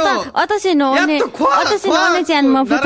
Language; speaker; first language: Japanese; non-native, learner; Nepali